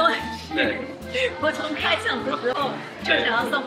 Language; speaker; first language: Chinese; native; Chinese